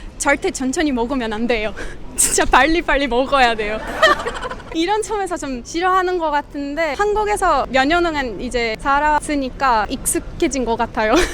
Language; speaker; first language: Korean; non-native, fluent; Portuguese